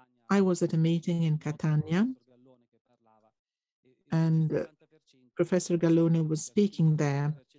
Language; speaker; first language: English; non-native, fluent; Italian